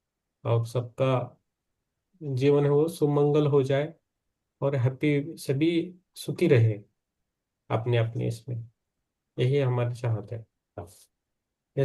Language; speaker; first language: Hindi; native; Hindi